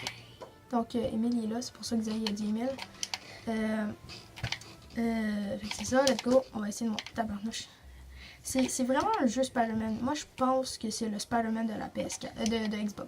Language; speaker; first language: French; native; French